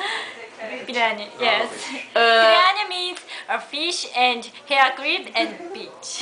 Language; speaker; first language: English; non-native, learner; Japanese